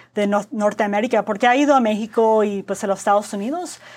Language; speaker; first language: Spanish; early bilingual, heritage; Spanish